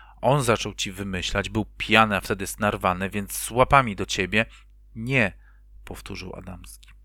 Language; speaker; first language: Polish; native; Polish